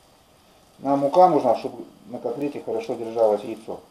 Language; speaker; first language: Russian; native; Russian